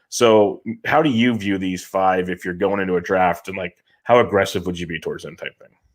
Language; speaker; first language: English; native; English